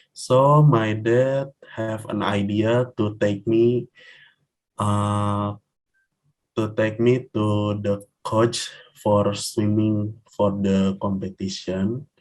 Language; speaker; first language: English; non-native, learner; Indonesian